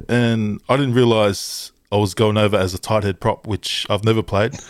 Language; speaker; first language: English; early bilingual, other home language; Tongan